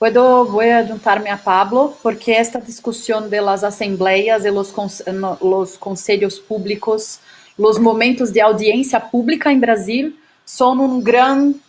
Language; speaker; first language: Spanish; non-native, fluent; Portuguese